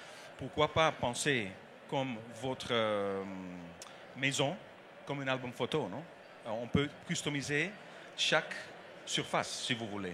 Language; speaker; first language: French; non-native, learner; Dutch